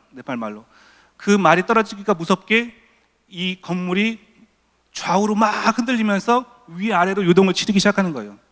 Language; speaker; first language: Korean; native; Korean